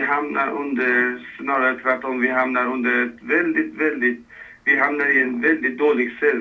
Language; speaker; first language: Swedish; non-native, fluent; Persian